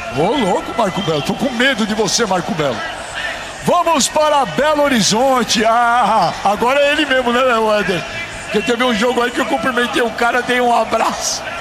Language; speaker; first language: Portuguese; native; Portuguese